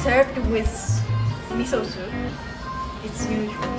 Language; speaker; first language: English; non-native, fluent; Japanese